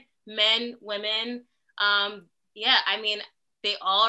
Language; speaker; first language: English; native; English